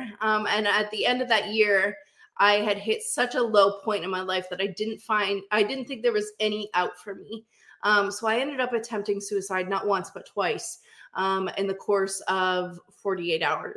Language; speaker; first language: English; native; English